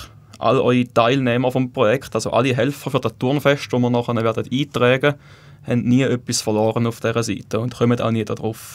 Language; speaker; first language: German; native; German